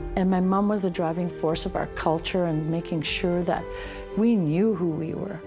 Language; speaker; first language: English; native; English